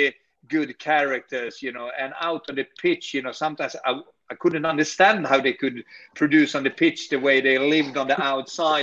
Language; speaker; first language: English; non-native, fluent; Swedish